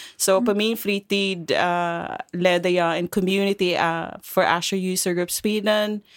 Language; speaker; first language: Swedish; non-native, fluent; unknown